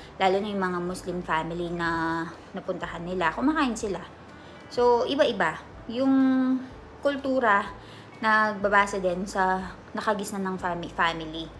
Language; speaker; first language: Filipino; native; Filipino